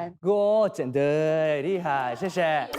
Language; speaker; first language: Chinese; non-native, fluent; Thai